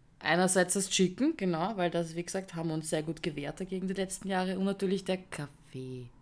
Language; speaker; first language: German; early bilingual, other home language; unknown